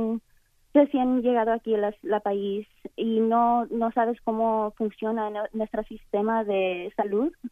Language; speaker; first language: Spanish; early bilingual, heritage; Spanish